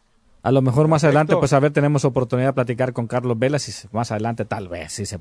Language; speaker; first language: Spanish; native; Spanish